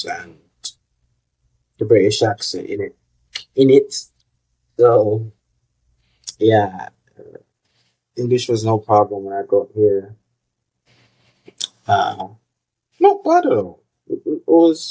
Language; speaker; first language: English; non-native, local second language; Yoruba